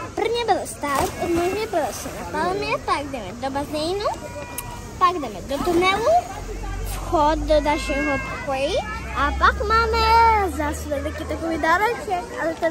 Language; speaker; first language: Czech; early bilingual, other home language; Russian